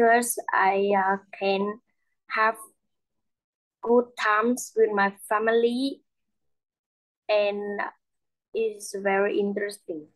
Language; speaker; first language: English; non-native, learner; Vietnamese